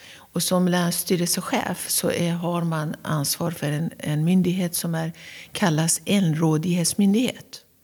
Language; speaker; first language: Swedish; non-native, fluent; Persian